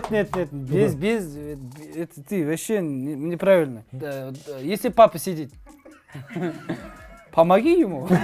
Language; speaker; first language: Russian; non-native, learner; Kazakh